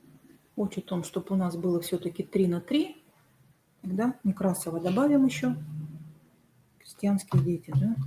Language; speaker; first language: Russian; native; Russian